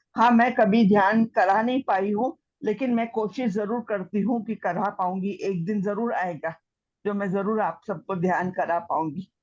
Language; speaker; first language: Hindi; native; Hindi